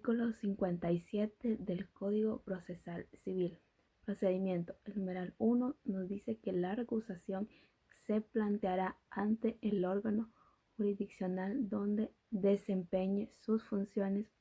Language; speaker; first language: Spanish; native; Spanish